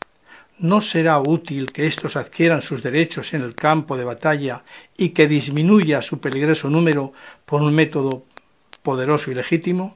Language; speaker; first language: Spanish; native; Spanish